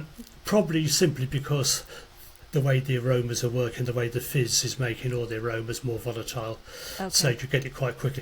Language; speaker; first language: English; native; English